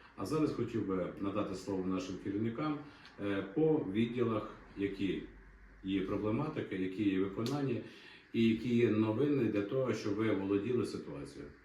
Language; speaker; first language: Ukrainian; native; Ukrainian